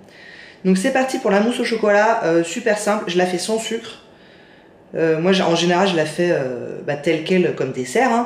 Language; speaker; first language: French; native; French